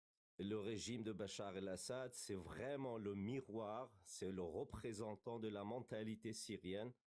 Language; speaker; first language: French; non-native, fluent; Kurdish